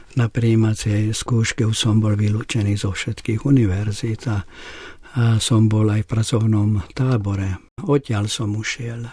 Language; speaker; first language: Slovak; non-native, local second language; Hungarian